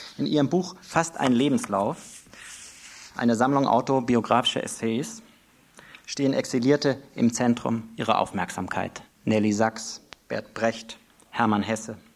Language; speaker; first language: German; native; German